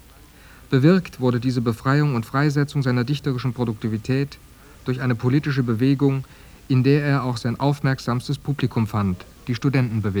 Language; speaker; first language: German; native; German